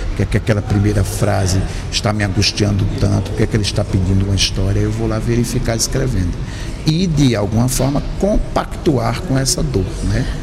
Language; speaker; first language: Portuguese; native; Portuguese